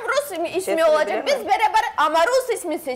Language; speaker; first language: Turkish; non-native, learner; Russian